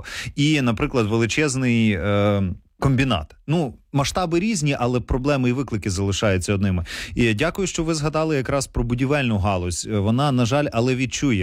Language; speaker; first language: Ukrainian; native; Ukrainian